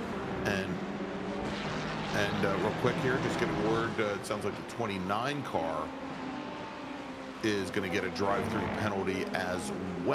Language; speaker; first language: English; native; English